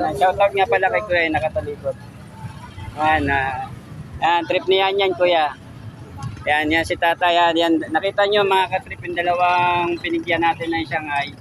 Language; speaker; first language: Filipino; native; Filipino